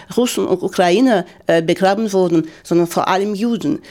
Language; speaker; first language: German; non-native, fluent; Ukrainian